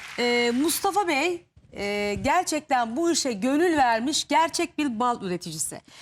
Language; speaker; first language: Turkish; native; Turkish